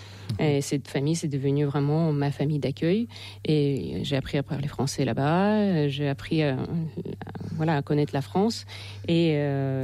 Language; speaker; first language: French; non-native, fluent; Ukrainian